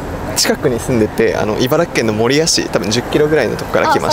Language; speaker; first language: Japanese; native; Japanese